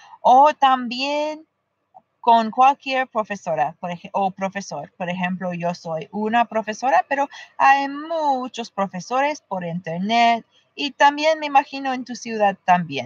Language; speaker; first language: Spanish; non-native, fluent; English